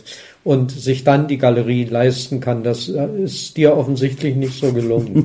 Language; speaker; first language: German; native; German